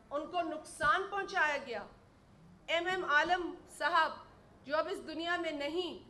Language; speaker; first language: Urdu; native; Urdu